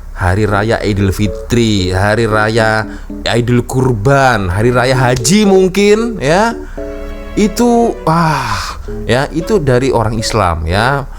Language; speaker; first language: Malay; native; Malay